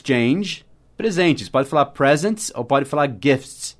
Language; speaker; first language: Portuguese; non-native, fluent; English